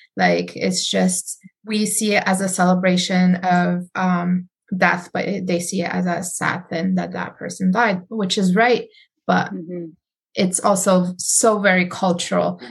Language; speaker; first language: English; non-native, fluent; Arabic